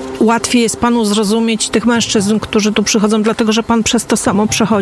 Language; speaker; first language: Polish; native; Polish